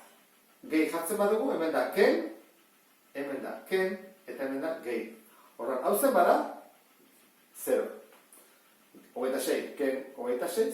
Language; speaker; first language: Basque; native; Basque